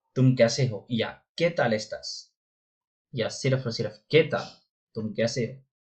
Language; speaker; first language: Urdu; non-native, local second language; Punjabi